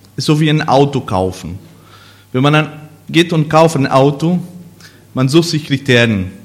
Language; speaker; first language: German; non-native, learner; Portuguese